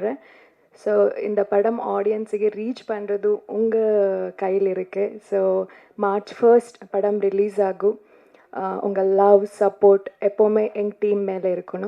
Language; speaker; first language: Tamil; non-native, learner; Kannada